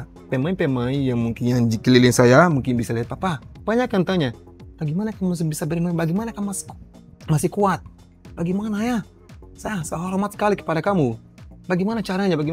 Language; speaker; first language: Indonesian; non-native, learner; Portuguese